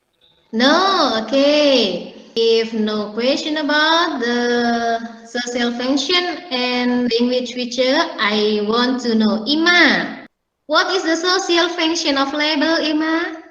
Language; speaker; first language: English; non-native, learner; Indonesian